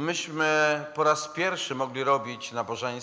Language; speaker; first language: Polish; native; Polish